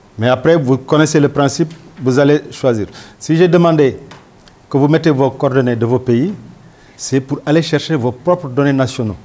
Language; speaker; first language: French; non-native, local second language; Wolof